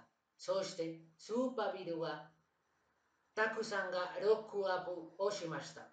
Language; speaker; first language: Japanese; non-native, learner; Spanish